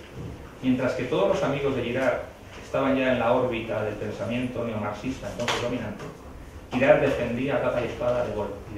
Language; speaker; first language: Spanish; native; Spanish